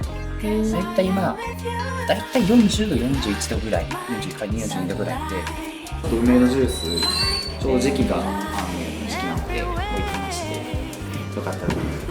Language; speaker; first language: Japanese; native; Japanese